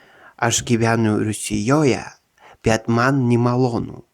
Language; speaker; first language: Lithuanian; non-native, learner; Russian